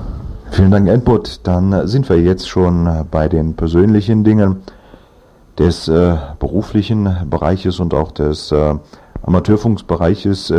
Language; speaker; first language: German; native; German